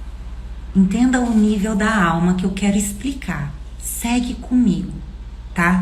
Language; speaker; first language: Portuguese; native; Portuguese